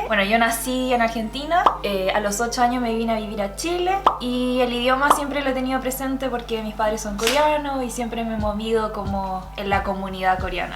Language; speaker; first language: Spanish; early bilingual, other home language; Korean